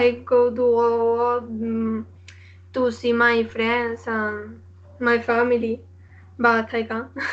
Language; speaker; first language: English; non-native, learner; Spanish